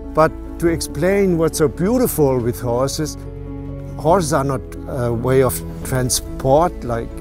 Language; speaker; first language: English; non-native, fluent; German